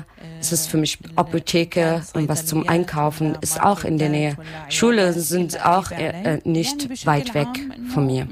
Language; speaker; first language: German; non-native, learner; Arabic